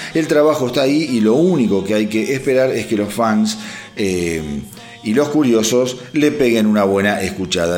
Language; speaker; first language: Spanish; native; Spanish